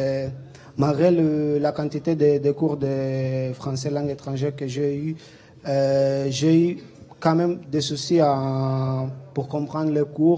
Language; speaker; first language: French; non-native, local second language; Portuguese